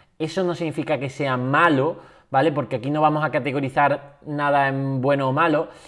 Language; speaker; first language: Spanish; native; Spanish